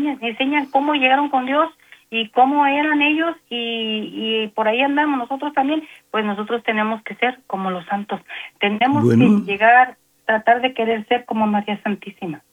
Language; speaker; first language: Spanish; native; Spanish